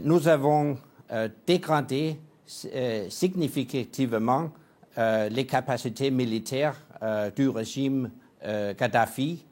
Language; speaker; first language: French; non-native, fluent; Danish